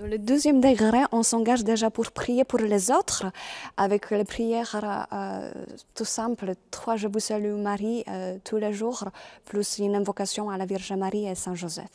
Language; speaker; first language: French; non-native, fluent; Polish